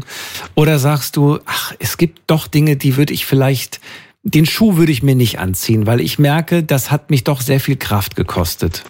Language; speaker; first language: German; native; German